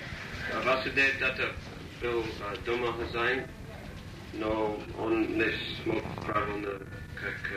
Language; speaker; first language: Russian; non-native, learner; English